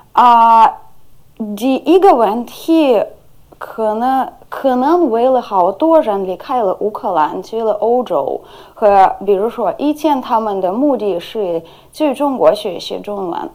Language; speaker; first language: Chinese; non-native, fluent; Ukrainian